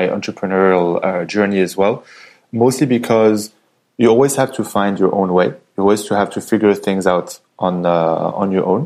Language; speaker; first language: English; non-native, fluent; French